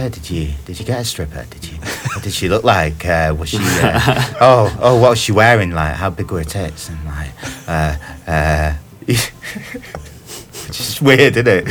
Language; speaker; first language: English; native; English